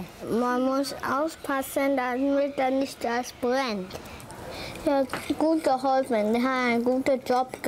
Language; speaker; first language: German; early bilingual, heritage; German